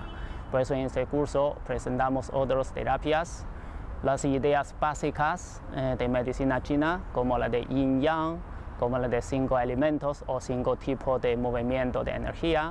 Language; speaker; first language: Spanish; non-native, fluent; Chinese